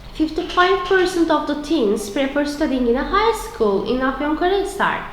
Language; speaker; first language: English; non-native, fluent; Turkish